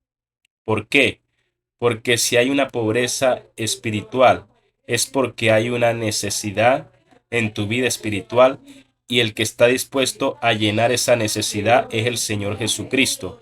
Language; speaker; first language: Spanish; native; Spanish